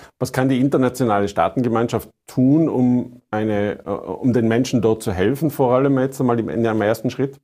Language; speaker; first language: German; native; German